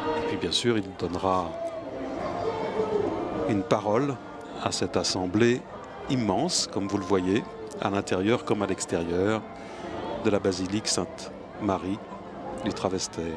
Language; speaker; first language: French; native; French